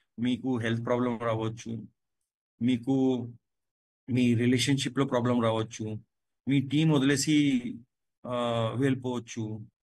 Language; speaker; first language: Telugu; non-native, fluent; Gujarati